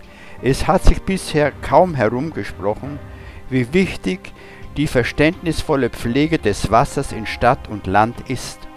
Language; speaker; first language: German; native; German